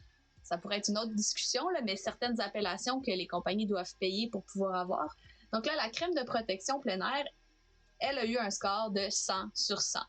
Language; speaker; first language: French; native; French